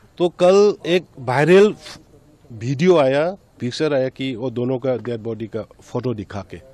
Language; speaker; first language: Hindi; non-native, local second language; Manipuri